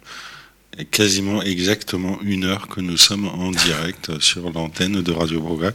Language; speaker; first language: French; native; French